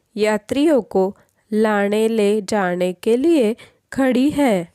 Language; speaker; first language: Hindi; non-native, local second language; Marathi